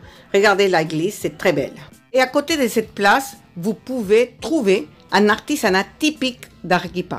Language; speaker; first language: French; non-native, fluent; Spanish